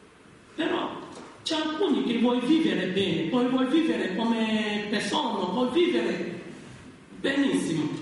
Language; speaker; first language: Italian; non-native, learner; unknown